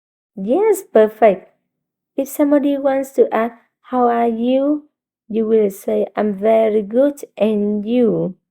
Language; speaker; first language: English; non-native, fluent; Vietnamese